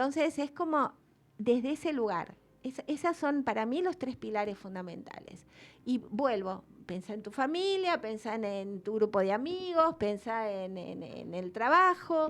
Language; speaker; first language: Spanish; native; Spanish